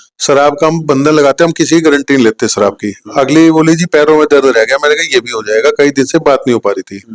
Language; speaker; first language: Hindi; native; Hindi